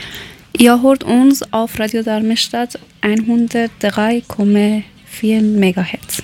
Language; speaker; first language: German; non-native, learner; Persian